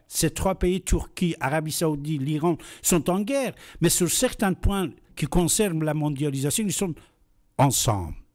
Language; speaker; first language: French; non-native, fluent; Persian